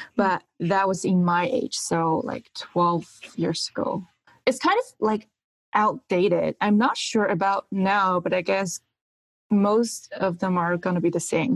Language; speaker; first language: English; non-native, fluent; Chinese